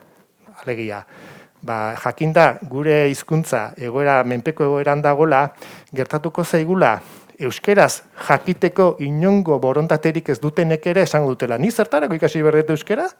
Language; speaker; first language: Basque; native; Basque